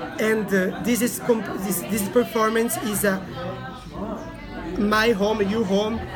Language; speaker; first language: English; non-native, learner; Italian